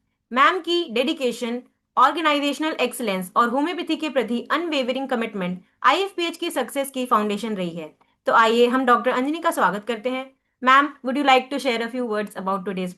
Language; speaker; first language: Hindi; native; Hindi